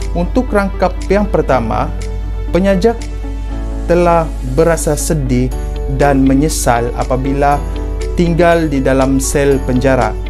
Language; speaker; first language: Malay; native; Malay